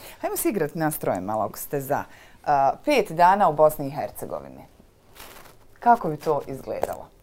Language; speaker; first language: Croatian; native; Croatian